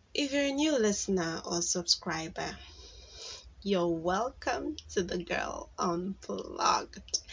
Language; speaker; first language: English; non-native, local second language; Igbo